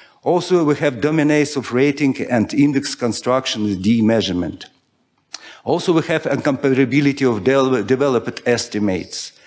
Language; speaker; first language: English; non-native, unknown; Russian